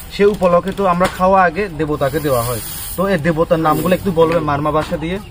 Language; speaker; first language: Bangla; non-native, local second language; Marma